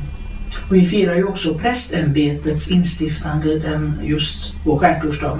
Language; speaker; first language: Swedish; native; Swedish